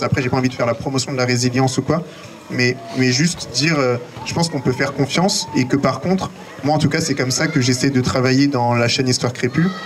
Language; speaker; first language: French; native; French